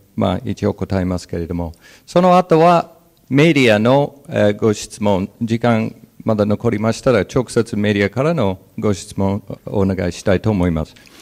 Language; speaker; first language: Japanese; non-native, fluent; English